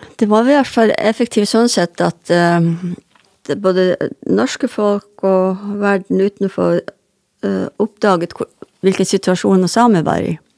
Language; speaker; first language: Norwegian; non-native, local second language; Northern Sami